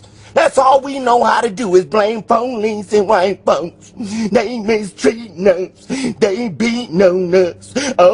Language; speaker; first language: English; native; English